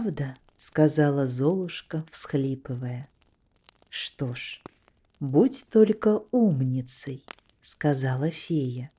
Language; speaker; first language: Russian; native; Russian